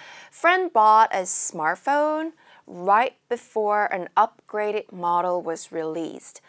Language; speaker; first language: English; non-native, fluent; Korean